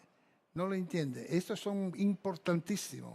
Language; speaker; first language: Spanish; non-native, fluent; Italian